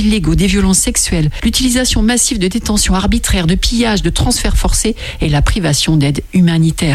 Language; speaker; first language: French; native; French